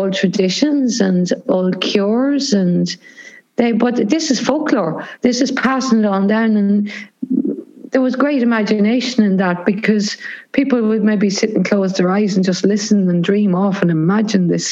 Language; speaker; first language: English; native; English